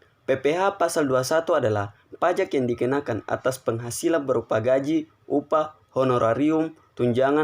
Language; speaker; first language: Indonesian; native; Indonesian